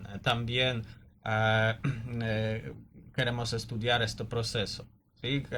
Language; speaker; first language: Spanish; non-native, learner; Polish